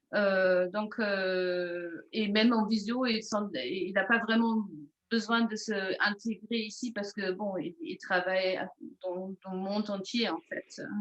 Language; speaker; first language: French; non-native, fluent; German